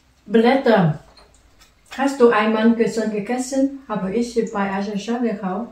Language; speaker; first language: German; non-native, learner; Vietnamese